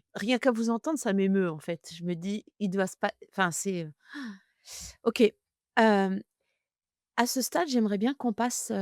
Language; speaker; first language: French; native; French